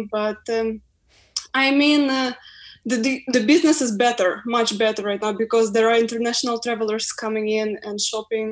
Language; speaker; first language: English; non-native, fluent; Ukrainian